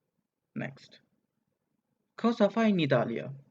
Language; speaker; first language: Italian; non-native, fluent; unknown